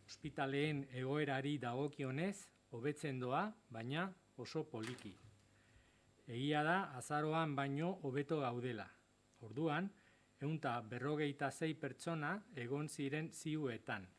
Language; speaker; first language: Basque; non-native, local second language; Spanish